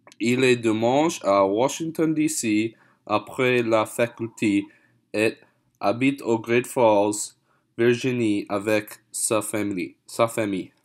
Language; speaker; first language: French; non-native, learner; English